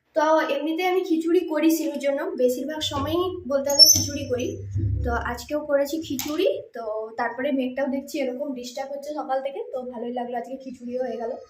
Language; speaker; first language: Bangla; non-native, local second language; Santali